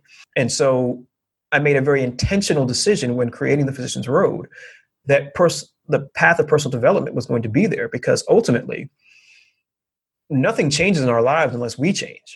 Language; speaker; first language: English; native; English